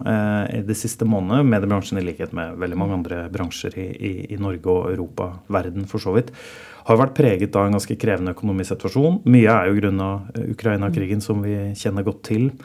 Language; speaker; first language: Norwegian; native; Norwegian